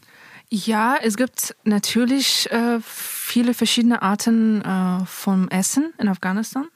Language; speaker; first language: German; non-native, fluent; Persian